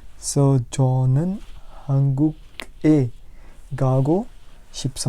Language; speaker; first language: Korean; non-native, learner; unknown